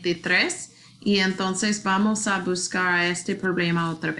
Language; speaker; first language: Spanish; non-native, learner; English